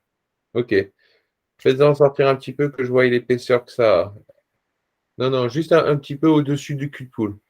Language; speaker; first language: French; native; French